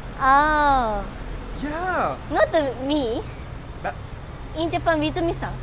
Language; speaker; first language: English; non-native, learner; Japanese